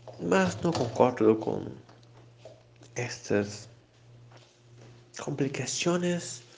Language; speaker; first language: Spanish; non-native, learner; Portuguese